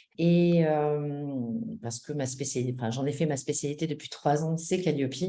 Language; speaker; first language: French; native; French